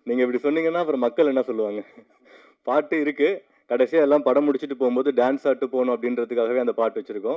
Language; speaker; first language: Tamil; native; Tamil